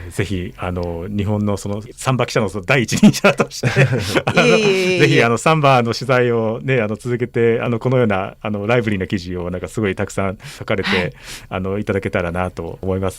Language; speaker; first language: Japanese; native; Japanese